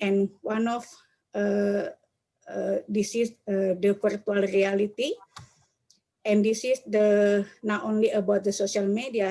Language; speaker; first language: English; non-native, learner; Indonesian